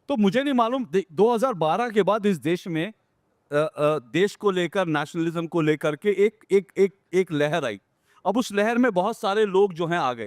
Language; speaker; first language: Hindi; native; Hindi